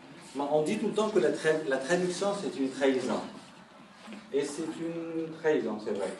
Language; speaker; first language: French; non-native, fluent; Arabic